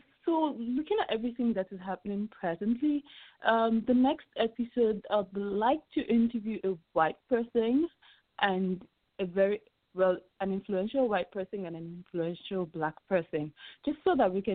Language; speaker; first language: English; non-native, local second language; Yoruba